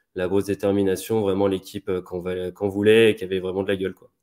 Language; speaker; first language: French; native; French